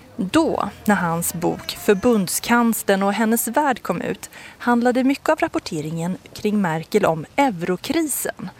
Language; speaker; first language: Swedish; native; Swedish